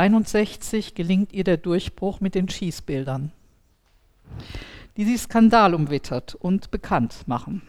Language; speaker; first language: German; native; German